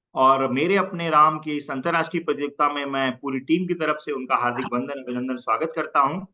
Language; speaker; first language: Hindi; native; Hindi